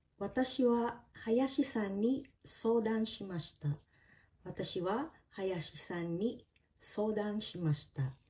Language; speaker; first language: Japanese; non-native, fluent; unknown